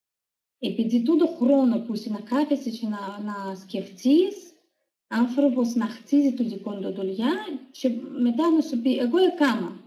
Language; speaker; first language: Greek; non-native, fluent; Russian